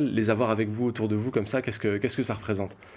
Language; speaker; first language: French; native; French